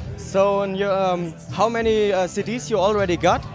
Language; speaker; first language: English; non-native, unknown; German